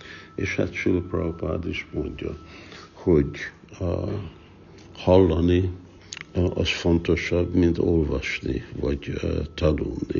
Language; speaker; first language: Hungarian; early bilingual, heritage; Hungarian